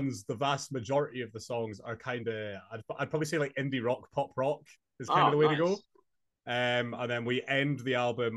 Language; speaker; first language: English; native; English